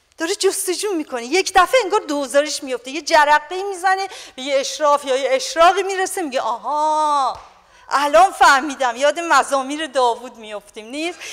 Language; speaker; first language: Persian; native; Persian